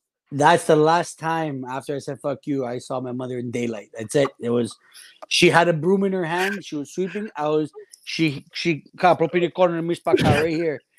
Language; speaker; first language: English; early bilingual, other home language; Italian